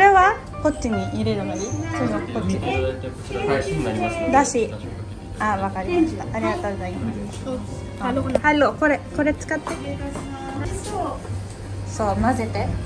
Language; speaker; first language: Japanese; non-native, learner; Filipino